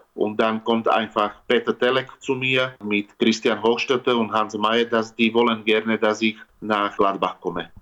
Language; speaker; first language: German; non-native, learner; Slovak